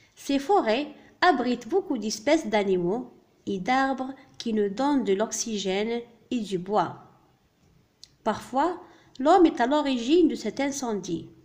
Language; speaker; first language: French; non-native, local second language; Arabic